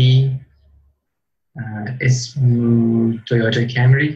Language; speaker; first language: Arabic; non-native, learner; English